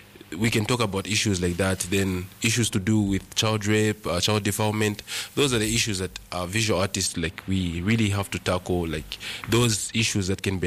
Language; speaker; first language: English; non-native, local second language; Nyanja